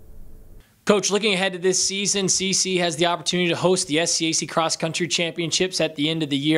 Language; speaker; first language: English; native; English